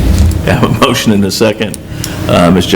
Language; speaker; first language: English; native; English